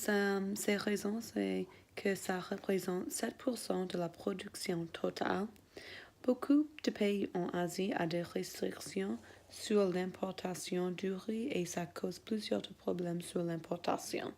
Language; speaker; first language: French; non-native, learner; English